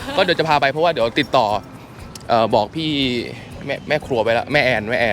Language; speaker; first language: Thai; native; Thai